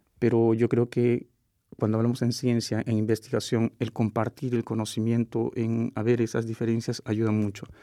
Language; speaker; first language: Spanish; native; Spanish